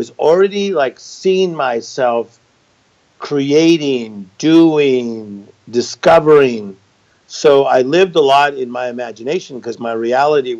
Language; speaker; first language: English; native; English